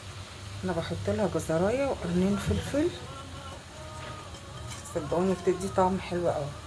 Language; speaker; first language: Arabic; native; Arabic